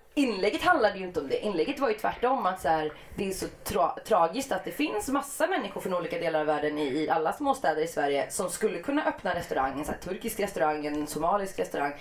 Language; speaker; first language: Swedish; native; Swedish